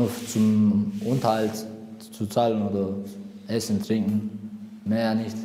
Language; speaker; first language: German; non-native, fluent; Turkish